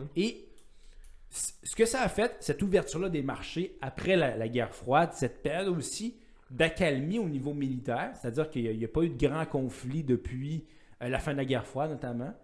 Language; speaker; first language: French; native; French